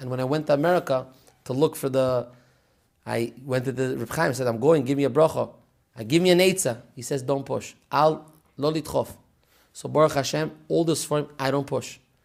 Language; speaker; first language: English; early bilingual, other home language; Hebrew